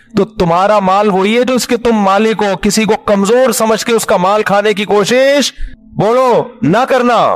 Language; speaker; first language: Urdu; native; Urdu